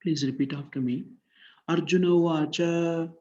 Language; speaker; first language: English; non-native, local second language; Telugu